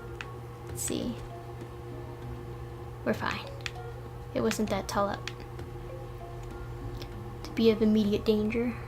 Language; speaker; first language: English; native; English